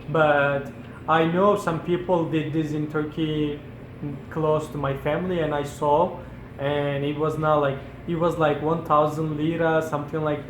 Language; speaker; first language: English; non-native, fluent; Turkish